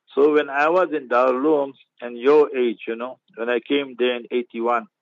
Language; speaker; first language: English; early bilingual, other home language; Urdu